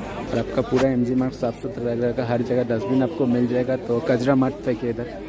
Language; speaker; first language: Hindi; non-native, local second language; Bangla